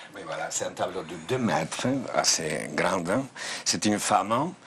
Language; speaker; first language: French; non-native, fluent; Spanish